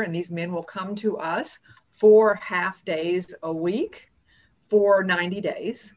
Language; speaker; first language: English; native; English